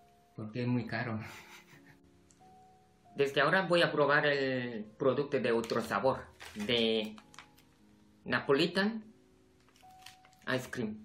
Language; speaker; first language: Spanish; non-native, fluent; Korean